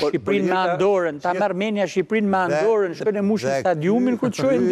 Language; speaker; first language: Albanian; native; Albanian